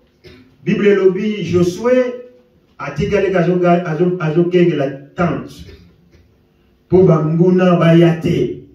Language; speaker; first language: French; non-native, local second language; Lingala